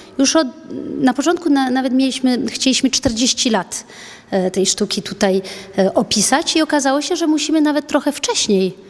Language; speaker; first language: Polish; early bilingual, heritage; French